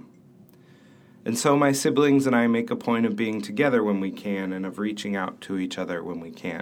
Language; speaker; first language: English; native; English